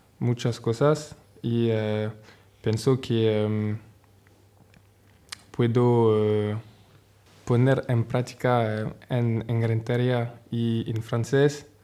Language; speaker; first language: Spanish; non-native, learner; French